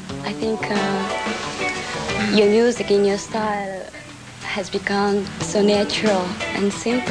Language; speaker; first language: English; non-native, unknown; Japanese